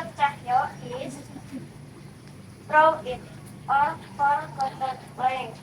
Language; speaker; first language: English; non-native, learner; Indonesian